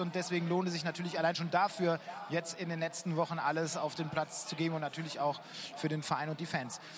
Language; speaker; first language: German; native; German